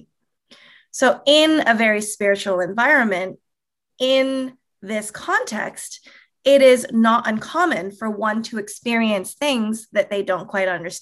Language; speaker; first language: English; native; English